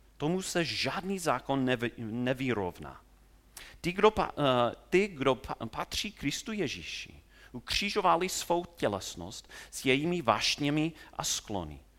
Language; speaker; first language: Czech; non-native, fluent; English